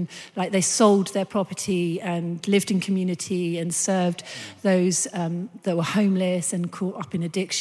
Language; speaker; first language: English; native; English